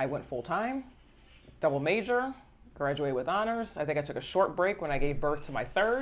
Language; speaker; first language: English; native; English